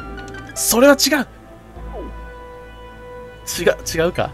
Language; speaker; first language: Japanese; native; Japanese